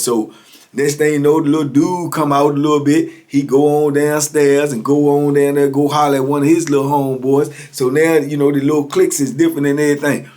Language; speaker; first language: English; native; English